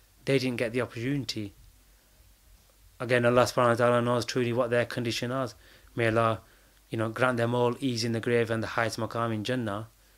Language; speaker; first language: English; native; English